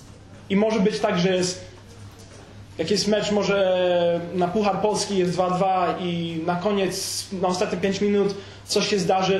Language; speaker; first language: Polish; early bilingual, heritage; Polish